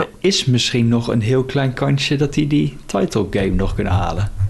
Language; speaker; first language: Dutch; native; Dutch